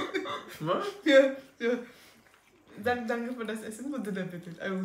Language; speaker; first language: German; non-native, learner; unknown